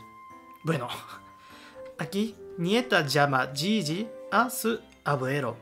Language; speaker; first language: Spanish; non-native, learner; Japanese